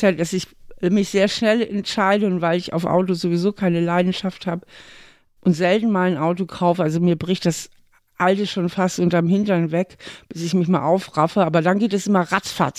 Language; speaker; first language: German; native; German